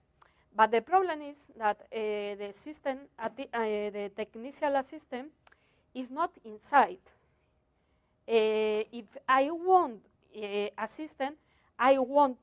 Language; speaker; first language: English; non-native, learner; Spanish